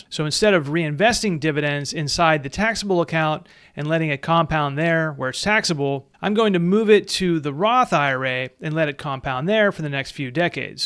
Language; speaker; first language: English; native; English